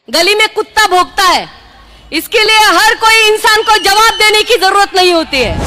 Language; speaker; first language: Hindi; non-native, local second language; Marathi